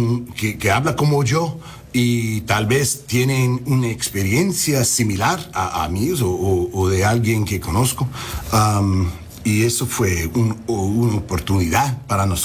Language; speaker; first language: Spanish; early bilingual, heritage; Spanish